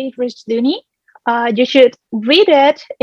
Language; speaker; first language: English; non-native, fluent; Spanish